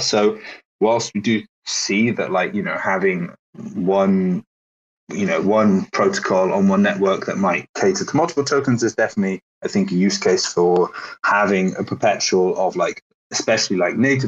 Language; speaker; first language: English; native; English